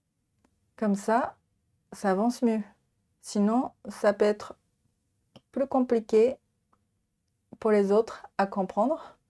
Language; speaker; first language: French; non-native, learner; Japanese